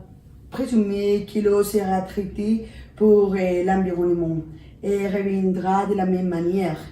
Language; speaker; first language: French; non-native, learner; Spanish